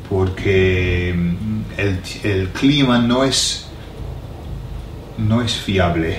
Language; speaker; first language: Spanish; non-native, learner; English